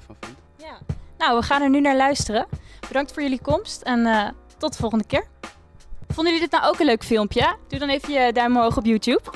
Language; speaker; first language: Dutch; native; Dutch